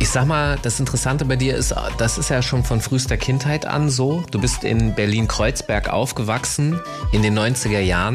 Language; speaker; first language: German; native; German